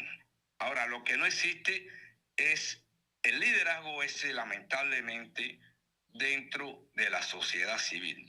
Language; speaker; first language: Spanish; native; Spanish